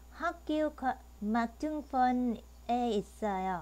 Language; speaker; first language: Korean; non-native, fluent; Vietnamese